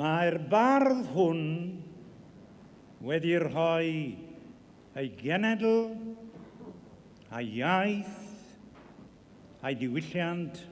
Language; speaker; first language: Welsh; native; Welsh